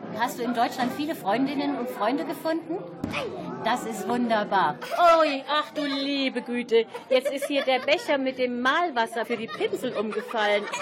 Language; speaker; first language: German; native; German